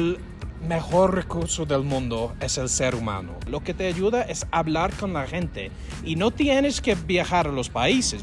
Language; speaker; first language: Spanish; non-native, fluent; English